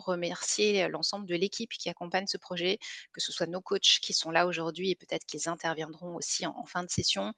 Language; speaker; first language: French; native; French